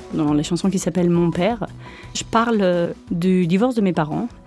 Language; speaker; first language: French; native; French